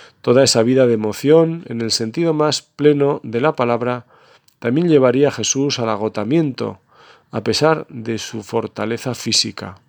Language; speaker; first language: Spanish; native; Spanish